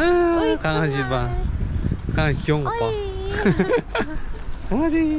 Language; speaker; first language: German; non-native, learner; Korean